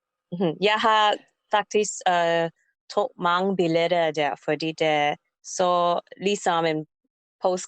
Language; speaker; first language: Danish; non-native, learner; English